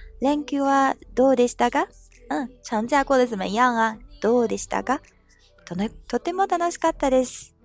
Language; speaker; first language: Japanese; non-native, fluent; Chinese